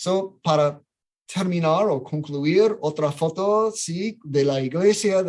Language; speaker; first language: Spanish; non-native, fluent; English